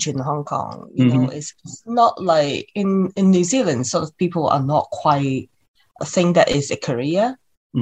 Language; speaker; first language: English; non-native, local second language; Cantonese